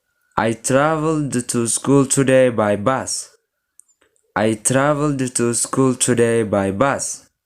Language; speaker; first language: English; non-native, local second language; Oromo